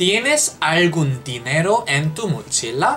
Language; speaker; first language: Spanish; non-native, fluent; Korean